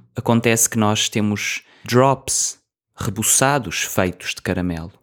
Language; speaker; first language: Portuguese; native; Portuguese